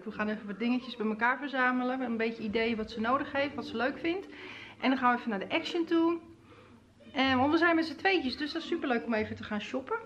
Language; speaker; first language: Dutch; native; Dutch